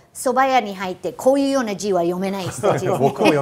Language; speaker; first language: Japanese; non-native, fluent; English